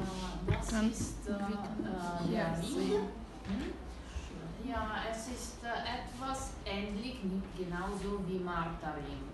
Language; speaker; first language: German; non-native, learner; Italian